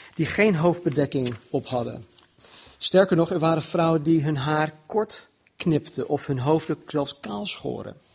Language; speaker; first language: Dutch; non-native, fluent; English